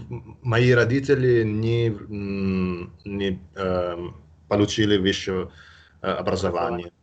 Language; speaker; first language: Russian; non-native, fluent; Italian